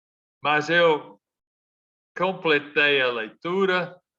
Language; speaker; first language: Portuguese; non-native, fluent; English